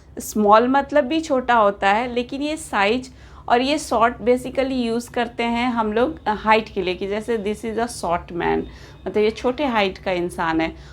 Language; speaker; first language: Hindi; native; Hindi